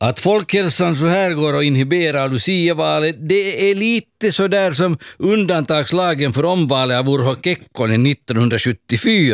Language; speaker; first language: Swedish; native; Swedish